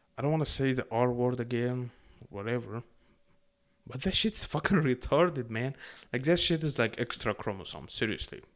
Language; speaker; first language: English; non-native, fluent; Arabic